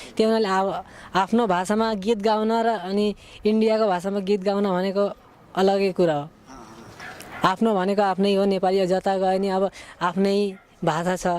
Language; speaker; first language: Nepali; native; Nepali